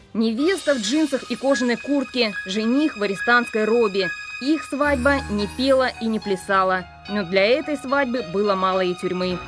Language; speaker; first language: Russian; native; Russian